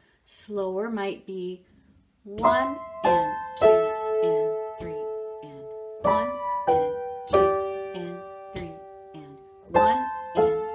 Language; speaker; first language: English; native; English